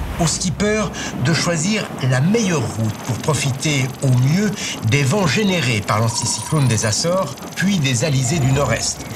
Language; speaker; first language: French; native; French